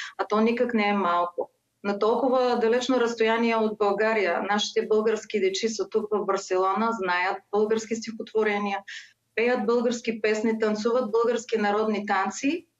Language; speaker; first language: Bulgarian; native; Bulgarian